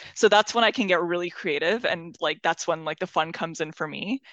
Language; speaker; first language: English; non-native, fluent; Persian